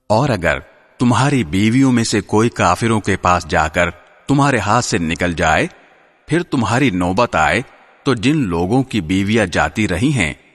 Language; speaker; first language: Urdu; native; Urdu